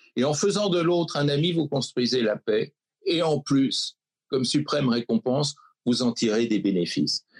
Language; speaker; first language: French; native; French